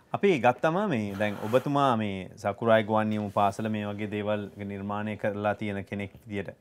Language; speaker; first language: Sinhala; native; Sinhala